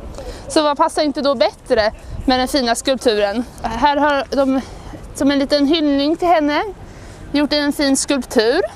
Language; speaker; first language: Swedish; native; Swedish